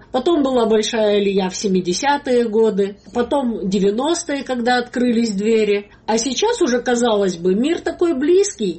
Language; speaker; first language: Russian; native; Russian